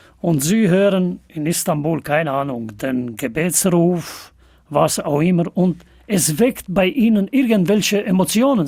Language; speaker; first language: German; non-native, fluent; Albanian